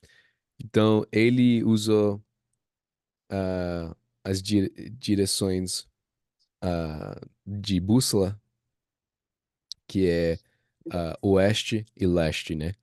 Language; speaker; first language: Portuguese; non-native, fluent; English